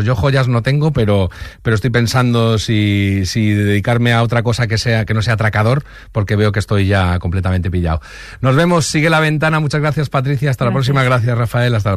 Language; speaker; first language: Spanish; native; Spanish